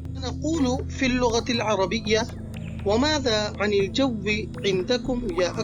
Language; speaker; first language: Arabic; non-native, fluent; Urdu